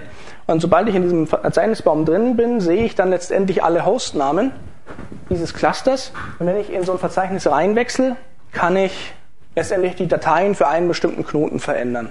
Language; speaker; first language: German; native; German